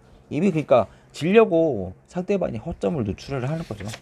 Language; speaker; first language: Korean; native; Korean